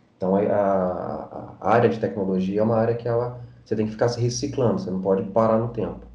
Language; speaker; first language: Portuguese; native; Portuguese